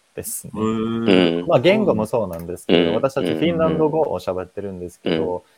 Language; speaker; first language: Japanese; non-native, fluent; Finnish